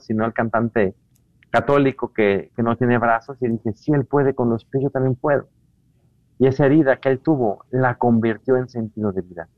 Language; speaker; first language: Spanish; native; Spanish